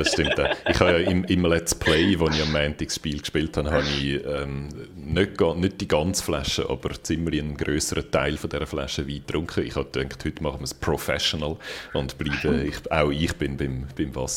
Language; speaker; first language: German; native; German